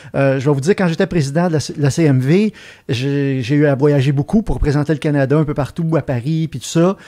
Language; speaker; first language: French; native; French